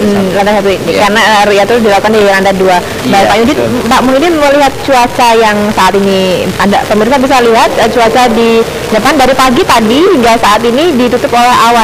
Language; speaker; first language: Indonesian; native; Indonesian